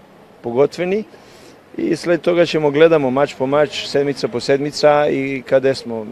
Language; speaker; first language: Bulgarian; non-native, learner; Serbian